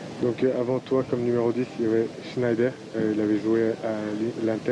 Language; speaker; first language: French; non-native, fluent; Turkish